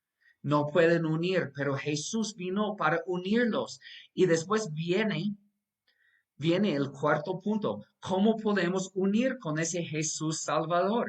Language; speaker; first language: Spanish; non-native, fluent; English